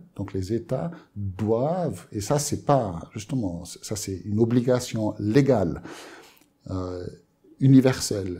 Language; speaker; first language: French; native; French